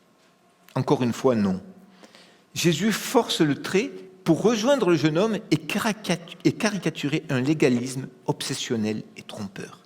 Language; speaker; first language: French; native; French